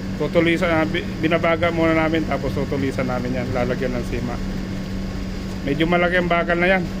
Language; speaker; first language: Filipino; non-native, local second language; Bikol